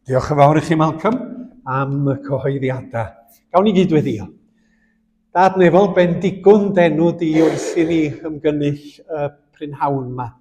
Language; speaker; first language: Welsh; native; Welsh